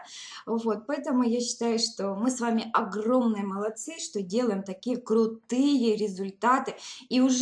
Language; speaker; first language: Russian; native; Russian